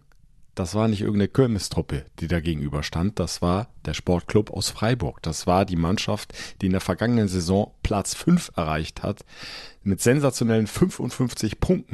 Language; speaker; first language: German; native; German